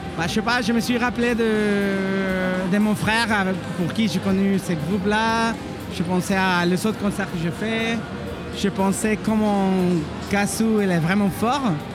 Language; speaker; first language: French; non-native, fluent; Spanish